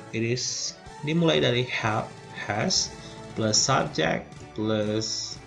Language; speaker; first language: English; non-native, fluent; Indonesian